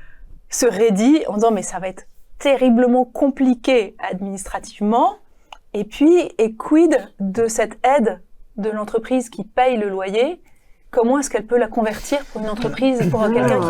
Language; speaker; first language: French; native; French